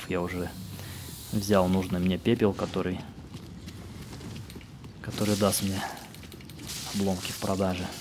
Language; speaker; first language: Russian; native; Russian